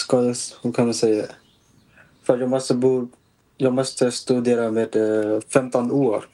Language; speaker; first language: Swedish; non-native, fluent; Thai